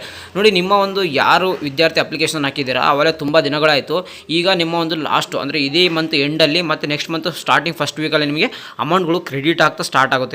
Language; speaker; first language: Kannada; native; Kannada